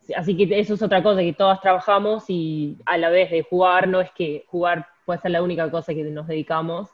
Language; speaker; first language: Spanish; native; Spanish